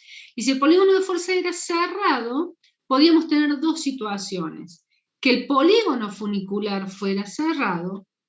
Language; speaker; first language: Spanish; native; Spanish